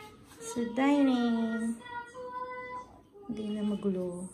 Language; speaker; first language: Filipino; native; Filipino